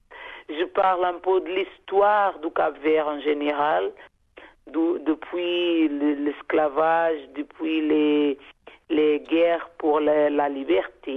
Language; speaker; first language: French; non-native, fluent; Portuguese